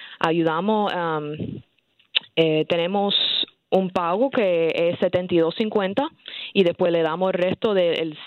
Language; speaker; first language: Spanish; early bilingual, heritage; English